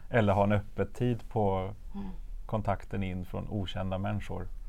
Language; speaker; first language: Swedish; native; Swedish